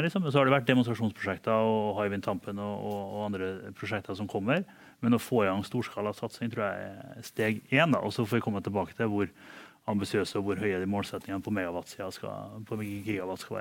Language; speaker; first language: Norwegian; native; Norwegian